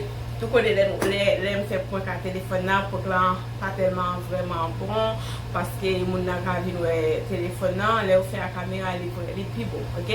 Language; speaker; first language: French; non-native, learner; Haitian Creole